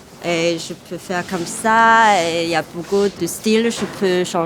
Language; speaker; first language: French; non-native, learner; Chinese